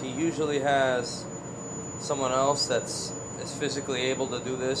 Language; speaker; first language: English; early bilingual, other home language; Russian